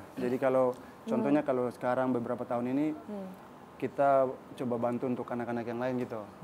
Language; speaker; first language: Indonesian; native; Indonesian